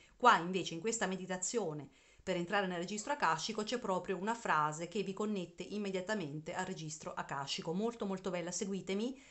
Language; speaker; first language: Italian; native; Italian